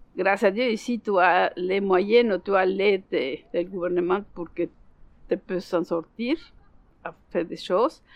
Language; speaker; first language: French; non-native, learner; Spanish